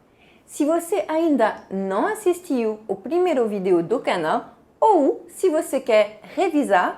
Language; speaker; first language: Portuguese; non-native, fluent; French